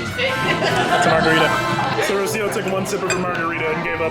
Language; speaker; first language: English; native; English